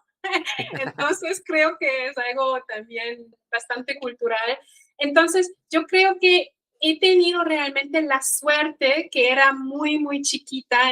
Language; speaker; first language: Spanish; non-native, fluent; Kikuyu